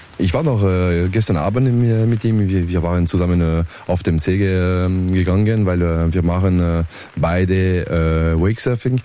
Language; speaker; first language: German; non-native, learner; French